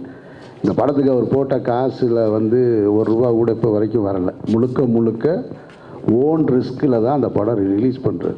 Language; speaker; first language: Tamil; native; Tamil